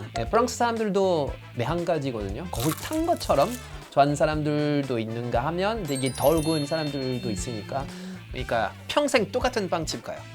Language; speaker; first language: Korean; non-native, fluent; French